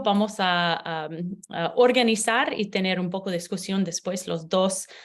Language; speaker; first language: Spanish; non-native, learner; English